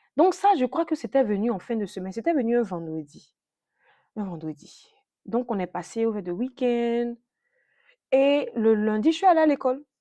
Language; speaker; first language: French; native; French